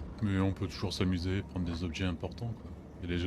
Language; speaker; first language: French; native; French